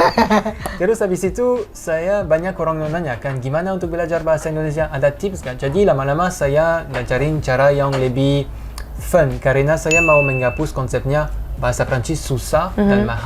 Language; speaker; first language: Indonesian; non-native, fluent; French